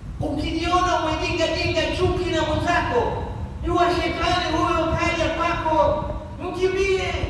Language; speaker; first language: Swahili; native; Swahili